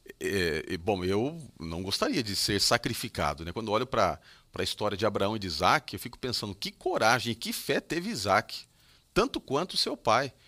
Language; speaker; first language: Portuguese; native; Portuguese